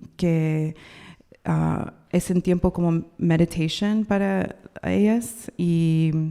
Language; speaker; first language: Spanish; non-native, learner; English